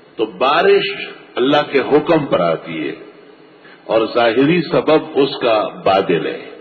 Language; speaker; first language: Urdu; non-native, local second language; Pashto